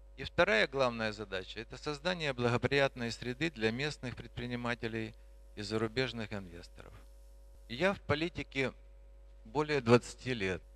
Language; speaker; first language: Russian; non-native, local second language; Georgian